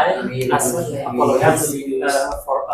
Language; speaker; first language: English; non-native, learner; Indonesian